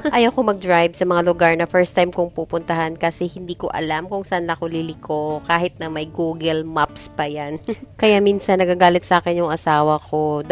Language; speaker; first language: Filipino; native; Filipino